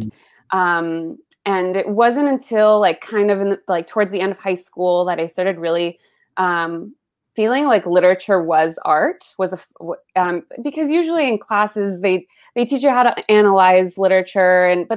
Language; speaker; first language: English; early bilingual, other home language; Spanish